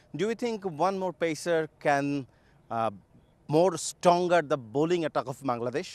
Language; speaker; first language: English; non-native, local second language; Bangla